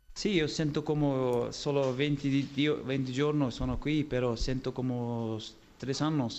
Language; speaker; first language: Italian; non-native, learner; Turkish